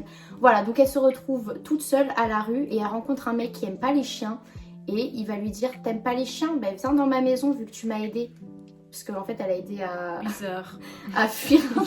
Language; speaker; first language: French; native; French